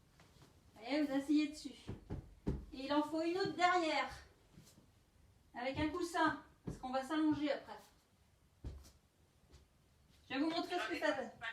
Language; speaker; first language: French; native; French